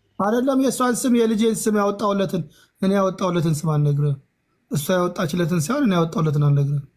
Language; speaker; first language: Amharic; non-native, local second language; Oromo